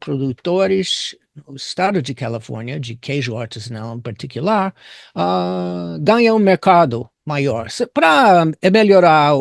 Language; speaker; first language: Portuguese; non-native, fluent; English